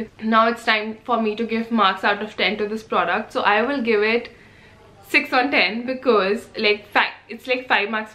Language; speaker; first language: English; non-native, local second language; Hindi